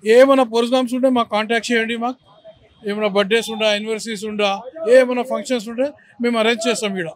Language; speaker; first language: Telugu; non-native, local second language; Urdu